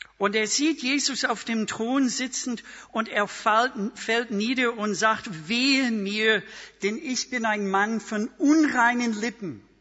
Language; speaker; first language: German; non-native, fluent; English